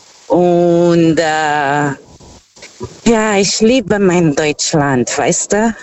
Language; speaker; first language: German; non-native, fluent; Portuguese